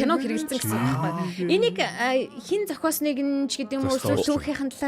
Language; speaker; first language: Mongolian; native; Mongolian